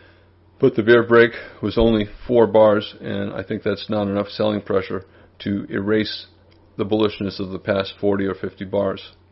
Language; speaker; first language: English; native; English